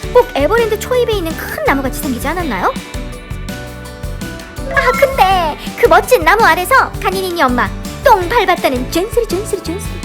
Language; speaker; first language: Korean; native; Korean